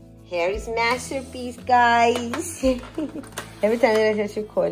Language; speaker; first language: English; non-native, fluent; Portuguese